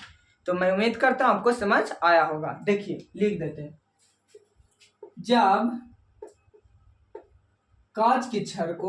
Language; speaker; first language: Hindi; native; Hindi